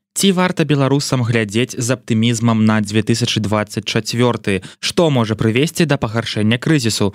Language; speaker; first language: Belarusian; native; Belarusian